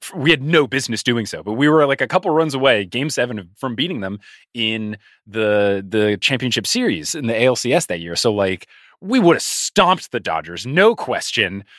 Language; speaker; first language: English; native; English